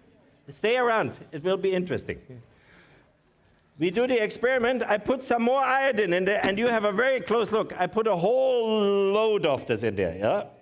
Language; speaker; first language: English; non-native, fluent; German